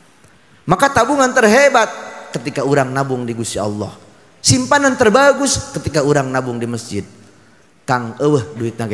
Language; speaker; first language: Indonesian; non-native, local second language; Sundanese